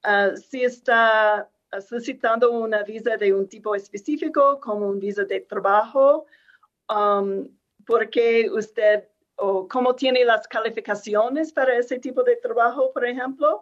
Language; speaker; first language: Spanish; non-native, fluent; English